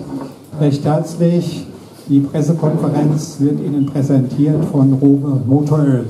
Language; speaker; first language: German; native; German